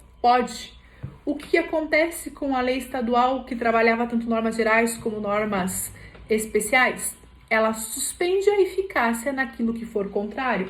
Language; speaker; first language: Portuguese; native; Portuguese